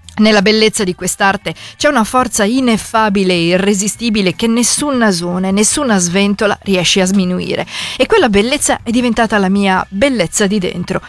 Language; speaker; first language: Italian; native; Italian